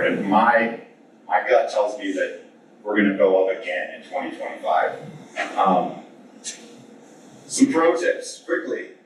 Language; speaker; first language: English; native; English